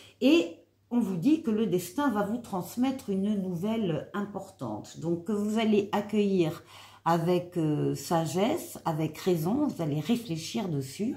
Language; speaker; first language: French; native; French